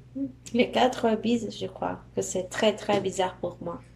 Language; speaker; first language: French; non-native, learner; Spanish